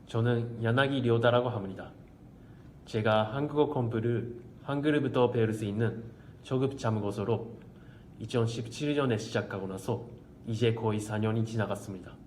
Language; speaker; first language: Korean; non-native, fluent; Japanese